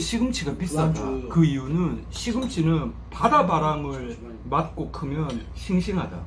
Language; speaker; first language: Korean; native; Korean